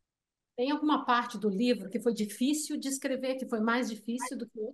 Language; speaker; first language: Portuguese; early bilingual, heritage; Portuguese